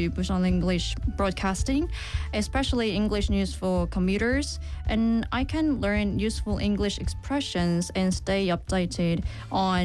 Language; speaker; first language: English; non-native, fluent; Korean